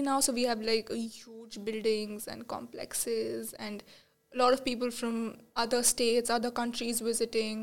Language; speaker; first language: English; non-native, local second language; Marathi